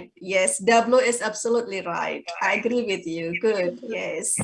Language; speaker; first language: English; non-native, fluent; Indonesian